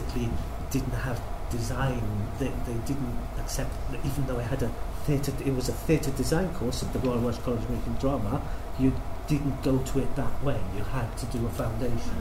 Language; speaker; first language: English; native; English